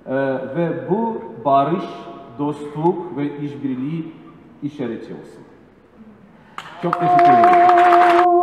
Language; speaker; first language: Turkish; non-native, learner; Russian